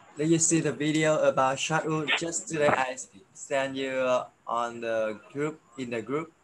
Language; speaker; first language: English; non-native, fluent; Vietnamese